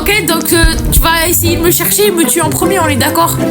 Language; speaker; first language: French; native; French